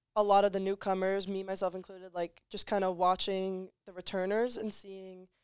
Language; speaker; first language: English; native; English